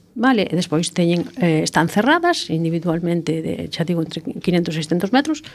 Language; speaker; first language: Galician; non-native, local second language; Spanish